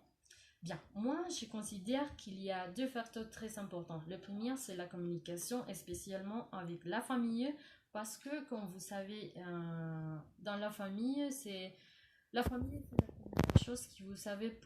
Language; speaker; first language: French; non-native, learner; Spanish